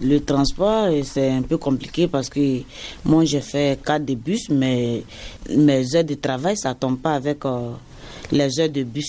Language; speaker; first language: French; non-native, learner; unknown